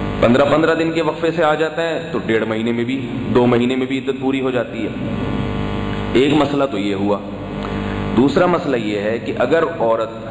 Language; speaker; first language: Urdu; native; Urdu